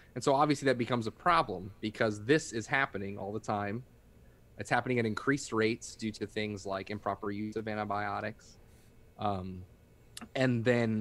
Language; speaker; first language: English; native; English